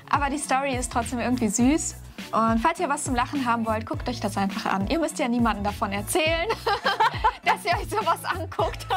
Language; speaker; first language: German; native; German